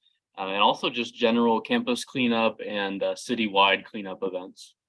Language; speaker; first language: English; native; English